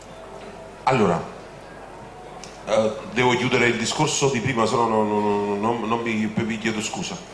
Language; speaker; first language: Italian; native; Italian